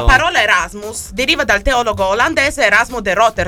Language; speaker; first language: Italian; native; Italian